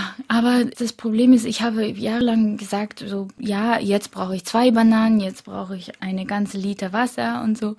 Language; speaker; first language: German; early bilingual, other home language; Korean